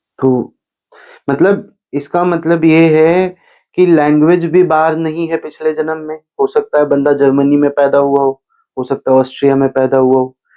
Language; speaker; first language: Hindi; native; Hindi